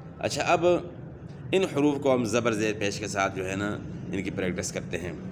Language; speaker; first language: Urdu; native; Urdu